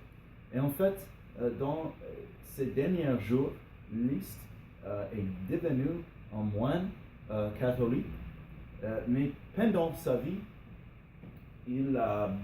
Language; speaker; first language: French; non-native, learner; English